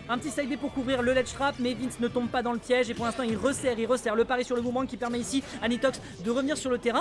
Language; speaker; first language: French; native; French